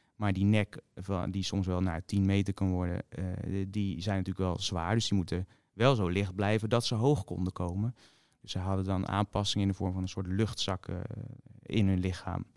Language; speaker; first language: Dutch; native; Dutch